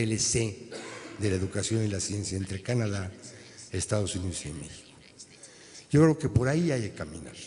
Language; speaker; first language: Spanish; native; Spanish